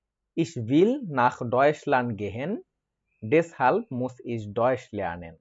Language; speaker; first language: German; non-native, fluent; Bangla